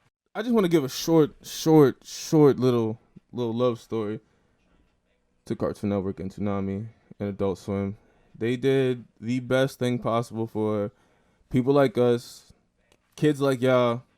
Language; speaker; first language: English; native; English